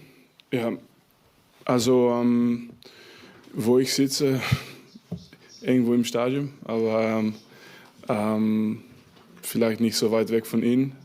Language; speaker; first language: German; non-native, fluent; French